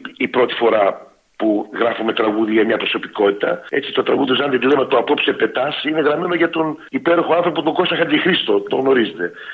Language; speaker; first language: Greek; early bilingual, heritage; Greek